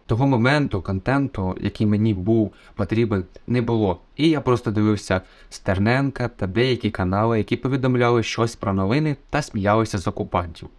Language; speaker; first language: Ukrainian; native; Ukrainian